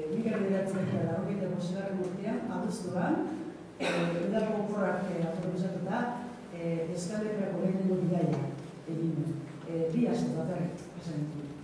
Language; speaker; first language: Basque; non-native, fluent; Japanese